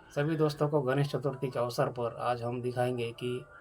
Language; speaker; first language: Hindi; non-native, local second language; Marathi